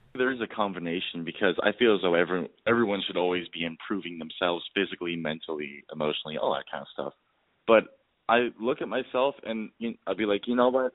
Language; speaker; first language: English; native; English